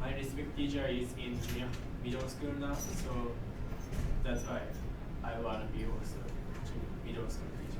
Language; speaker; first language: English; non-native, learner; Japanese